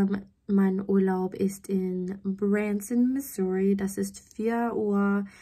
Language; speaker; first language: German; non-native, learner; English